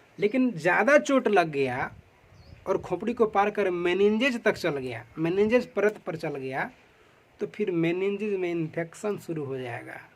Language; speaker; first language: Hindi; native; Hindi